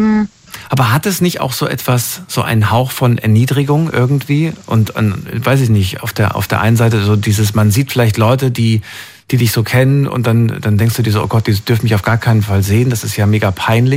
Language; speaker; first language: German; native; German